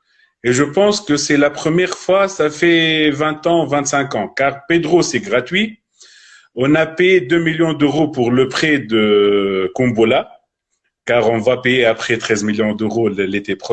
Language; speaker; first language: French; non-native, local second language; Arabic